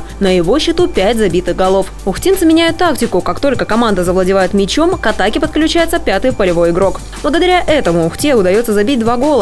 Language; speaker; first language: Russian; native; Russian